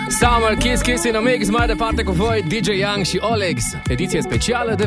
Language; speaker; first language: Romanian; native; Romanian